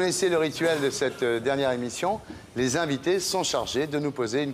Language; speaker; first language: French; native; French